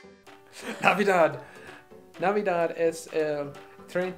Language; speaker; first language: Spanish; non-native, learner; English